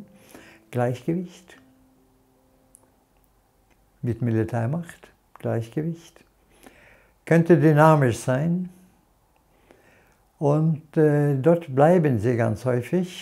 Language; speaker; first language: German; non-native, fluent; Norwegian